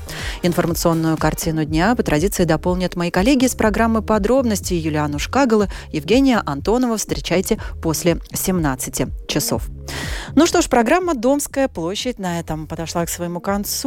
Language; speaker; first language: Russian; native; Russian